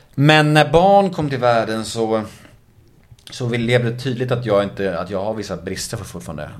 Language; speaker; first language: Swedish; native; Swedish